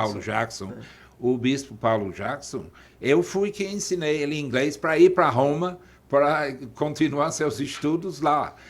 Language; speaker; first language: Portuguese; non-native, fluent; English